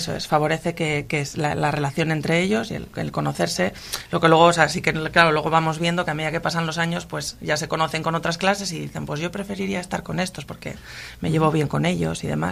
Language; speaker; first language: Spanish; native; Spanish